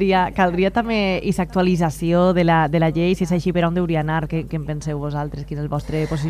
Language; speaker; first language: Spanish; native; Spanish